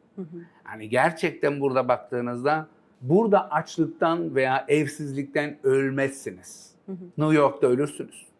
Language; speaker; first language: Turkish; early bilingual, heritage; Turkish